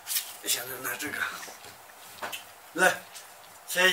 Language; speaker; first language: Chinese; non-native, local second language; Tibetan